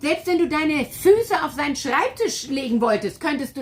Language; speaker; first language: German; native; German